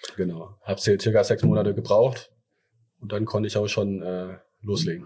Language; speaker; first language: German; early bilingual, other home language; Thai